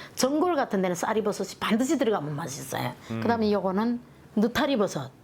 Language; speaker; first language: Korean; native; Korean